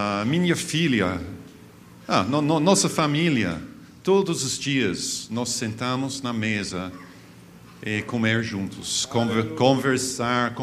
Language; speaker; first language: Portuguese; non-native, fluent; English